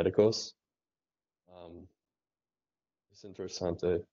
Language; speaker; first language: Spanish; non-native, learner; English